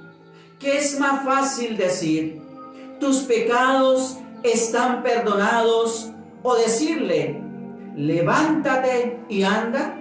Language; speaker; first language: Spanish; native; Spanish